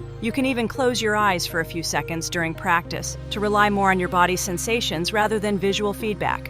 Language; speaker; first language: English; non-native, fluent; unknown